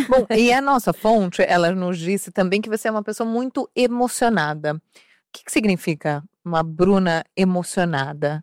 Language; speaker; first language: Portuguese; native; Portuguese